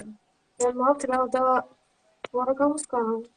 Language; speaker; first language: Indonesian; non-native, learner; Turkish